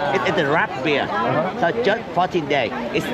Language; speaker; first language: English; non-native, learner; Vietnamese